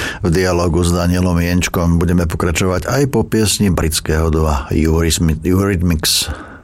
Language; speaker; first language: Slovak; native; Slovak